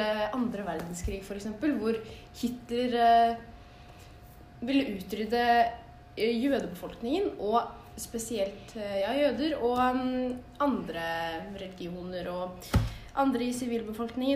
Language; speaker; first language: Norwegian; native; Norwegian